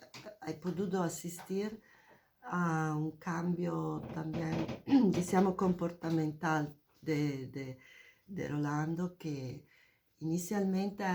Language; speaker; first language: Spanish; non-native, fluent; Italian